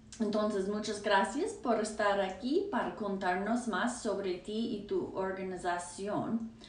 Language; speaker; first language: Spanish; non-native, fluent; English